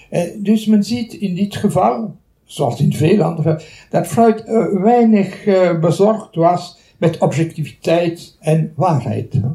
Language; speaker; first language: Dutch; non-native, local second language; French